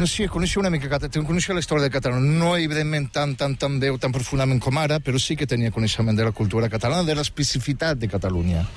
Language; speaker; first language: Catalan; non-native, fluent; Riffian